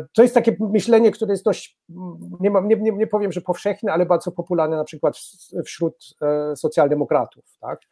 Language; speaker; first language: Polish; non-native, fluent; German